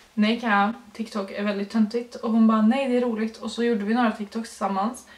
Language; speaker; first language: Swedish; early bilingual, other home language; Norwegian